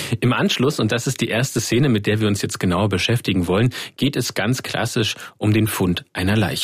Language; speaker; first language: German; native; German